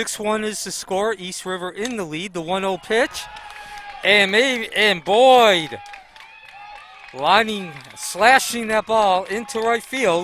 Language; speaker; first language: English; native; English